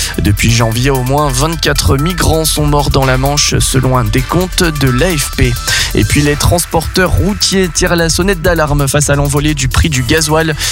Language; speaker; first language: French; native; French